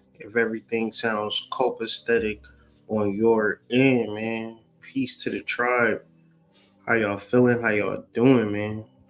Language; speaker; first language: English; native; English